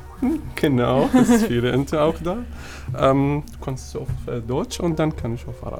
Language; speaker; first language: German; non-native, learner; Arabic